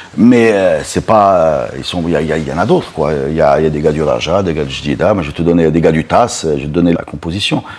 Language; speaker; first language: French; non-native, local second language; Arabic